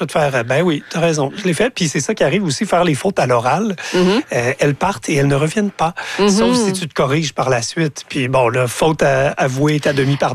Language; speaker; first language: French; native; French